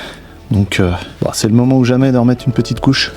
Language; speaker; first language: French; native; French